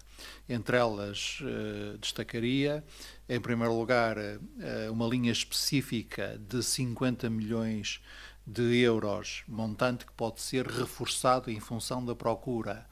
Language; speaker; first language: Portuguese; native; Portuguese